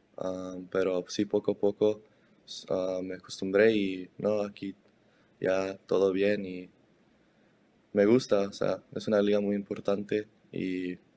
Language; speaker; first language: Spanish; early bilingual, heritage; Spanish